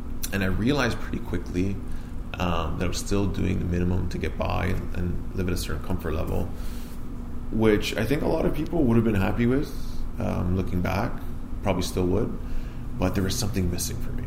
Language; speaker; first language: English; native; English